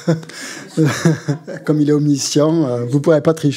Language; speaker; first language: French; native; French